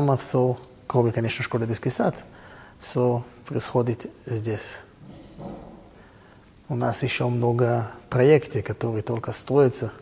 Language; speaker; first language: Russian; non-native, fluent; Hebrew